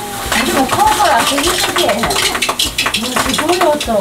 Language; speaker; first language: Japanese; native; Japanese